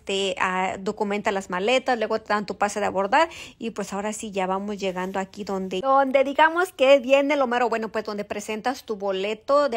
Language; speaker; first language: Spanish; native; Spanish